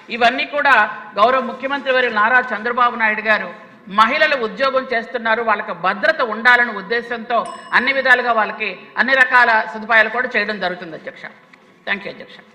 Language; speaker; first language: Telugu; native; Telugu